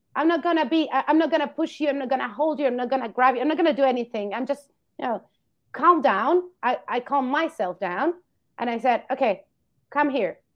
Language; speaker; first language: English; non-native, fluent; Spanish